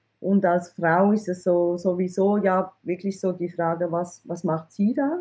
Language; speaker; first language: German; early bilingual, other home language; Persian